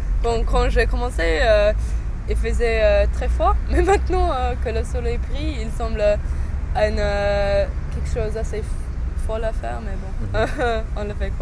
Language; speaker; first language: French; non-native, learner; English